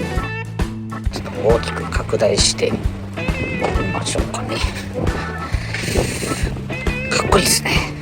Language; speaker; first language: Japanese; native; Japanese